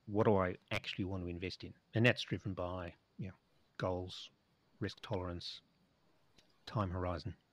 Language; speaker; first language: English; native; English